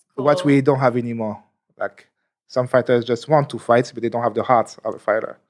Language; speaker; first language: English; non-native, fluent; French